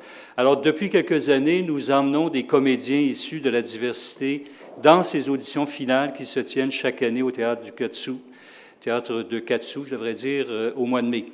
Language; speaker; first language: French; native; French